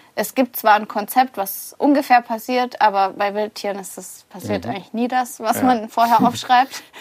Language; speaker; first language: German; native; German